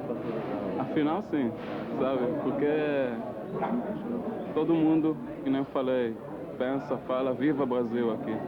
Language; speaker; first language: Portuguese; early bilingual, heritage; Portuguese